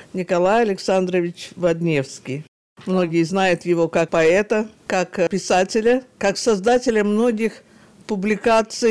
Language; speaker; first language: Russian; native; Russian